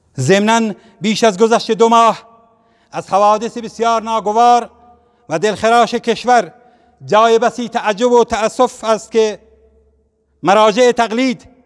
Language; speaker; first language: Persian; non-native, local second language; Central Kurdish